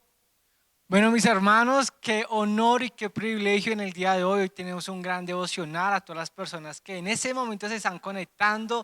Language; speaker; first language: Spanish; native; Spanish